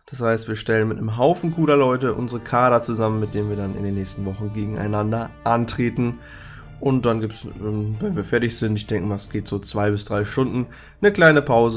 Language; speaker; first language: German; native; German